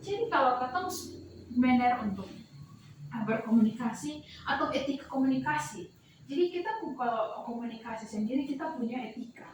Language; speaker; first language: Indonesian; native; Indonesian